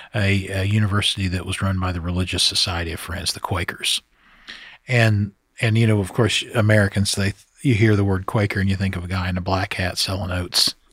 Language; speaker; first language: English; native; English